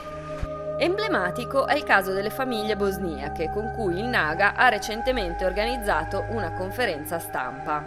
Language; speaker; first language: Italian; native; Italian